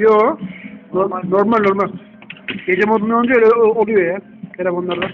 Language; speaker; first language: Turkish; native; Turkish